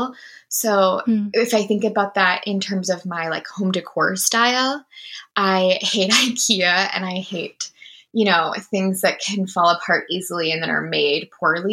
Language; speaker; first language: English; native; English